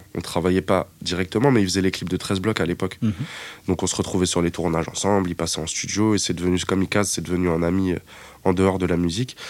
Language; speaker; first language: French; native; French